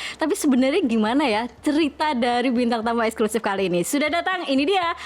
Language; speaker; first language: Indonesian; native; Indonesian